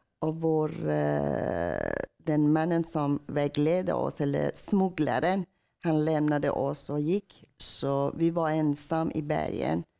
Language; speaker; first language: Swedish; non-native, fluent; Persian